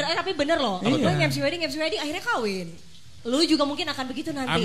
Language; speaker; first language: Indonesian; native; Indonesian